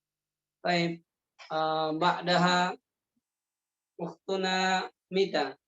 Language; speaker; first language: Arabic; non-native, fluent; Indonesian